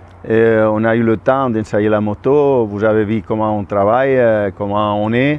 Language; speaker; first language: French; non-native, fluent; Spanish